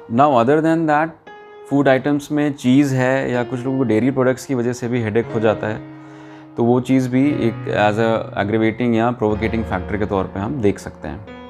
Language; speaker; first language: Hindi; native; Hindi